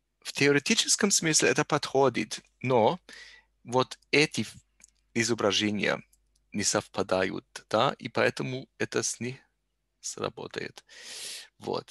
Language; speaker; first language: Russian; non-native, learner; German